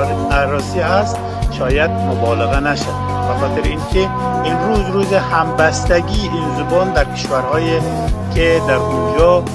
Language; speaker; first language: Persian; non-native, local second language; Uzbek